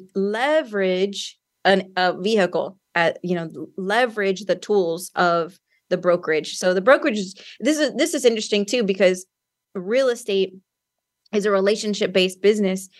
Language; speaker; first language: English; native; English